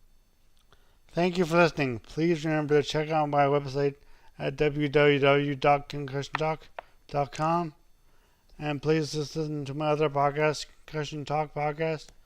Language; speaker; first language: English; native; English